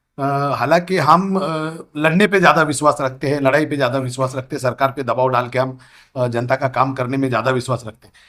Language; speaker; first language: Hindi; non-native, local second language; Marathi